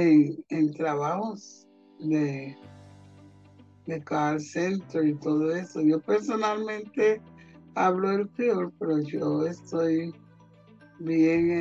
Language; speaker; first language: Spanish; non-native, local second language; Jamaican Creole English